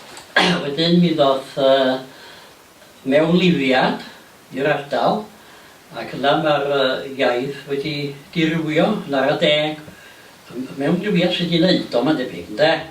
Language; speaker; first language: Welsh; native; Welsh